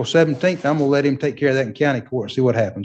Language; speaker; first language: English; native; English